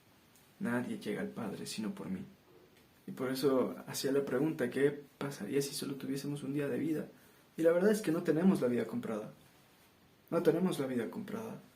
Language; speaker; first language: Spanish; native; Spanish